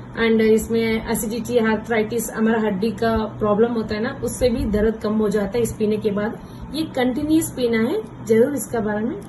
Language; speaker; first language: Hindi; non-native, local second language; Kannada